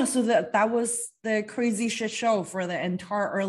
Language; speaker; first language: English; non-native, local second language; Cantonese